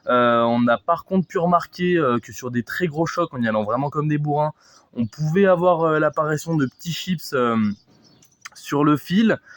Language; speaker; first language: French; native; French